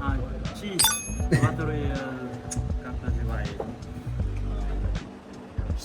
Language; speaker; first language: Russian; non-native, learner; Vietnamese